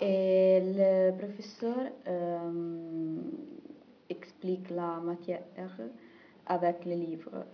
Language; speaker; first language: French; non-native, learner; Italian